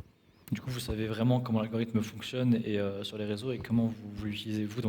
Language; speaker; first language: French; native; French